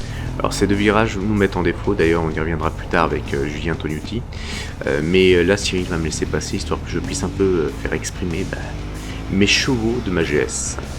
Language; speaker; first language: French; native; French